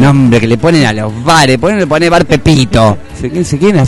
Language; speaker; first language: Spanish; native; Spanish